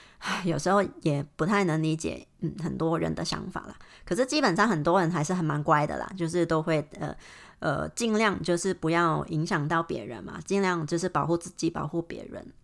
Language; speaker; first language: Chinese; non-native, fluent; Cantonese